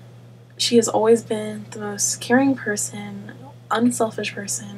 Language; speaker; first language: English; native; English